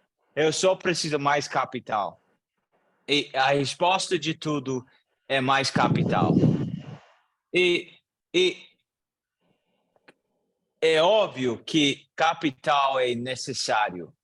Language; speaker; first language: Portuguese; non-native, learner; English